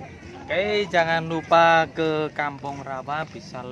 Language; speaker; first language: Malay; non-native, local second language; Javanese